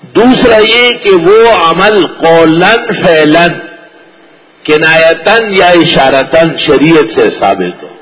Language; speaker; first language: Urdu; non-native, local second language; Pashto